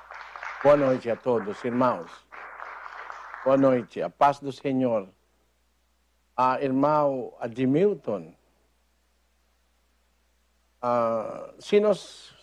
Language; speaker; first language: Portuguese; non-native, fluent; Filipino